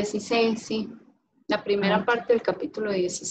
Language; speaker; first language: Spanish; native; Spanish